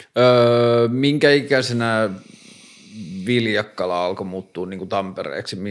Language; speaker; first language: Finnish; native; Finnish